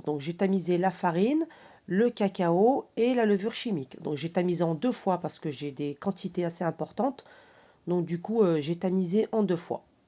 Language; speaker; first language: French; native; French